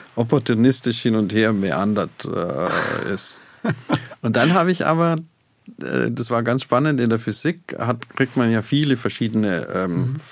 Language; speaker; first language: German; native; German